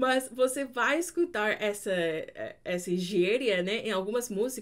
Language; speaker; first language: Portuguese; non-native, fluent; English